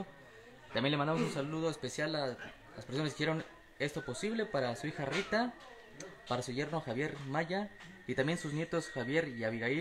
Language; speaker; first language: Spanish; native; Spanish